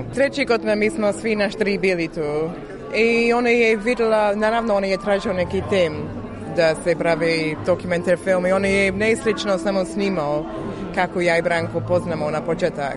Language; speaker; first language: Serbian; non-native, learner; English